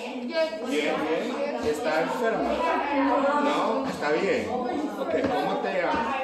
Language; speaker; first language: Spanish; non-native, learner; English